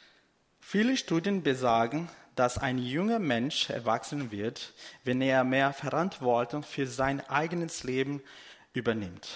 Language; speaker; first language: German; non-native, fluent; Portuguese